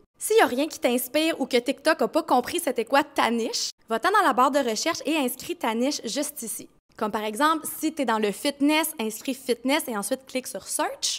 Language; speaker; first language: French; native; French